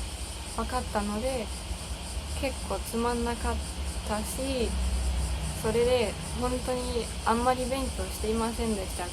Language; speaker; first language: Japanese; non-native, learner; German